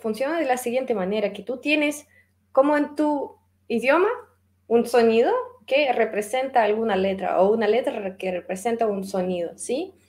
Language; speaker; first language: Spanish; non-native, fluent; Russian